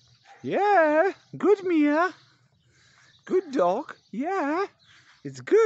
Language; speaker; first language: English; non-native, learner; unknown